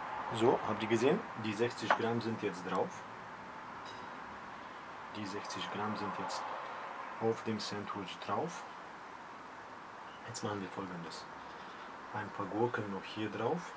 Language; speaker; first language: German; early bilingual, other home language; Polish